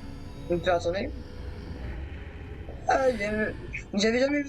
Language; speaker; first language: French; native; French